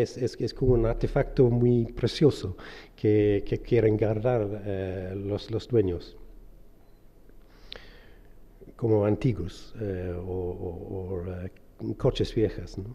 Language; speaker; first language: Spanish; non-native, fluent; English